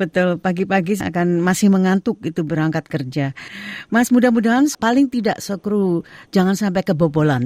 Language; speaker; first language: Indonesian; native; Indonesian